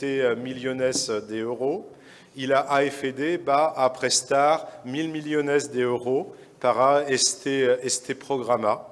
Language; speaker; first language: Spanish; non-native, fluent; French